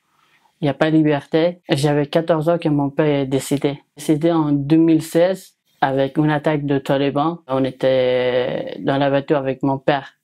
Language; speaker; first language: French; non-native, learner; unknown